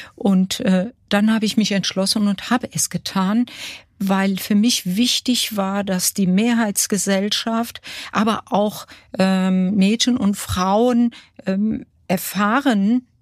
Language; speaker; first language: German; early bilingual, other home language; Kurdish